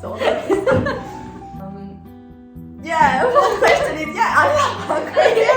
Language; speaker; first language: English; non-native, fluent; Hungarian